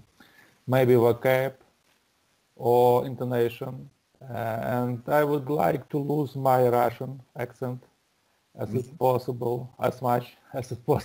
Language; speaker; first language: English; non-native, learner; Russian